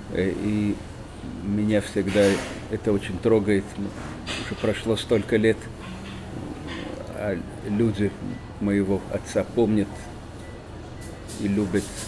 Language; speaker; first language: Russian; native; Russian